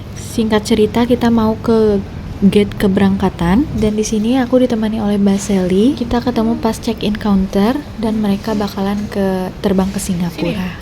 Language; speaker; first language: Indonesian; native; Indonesian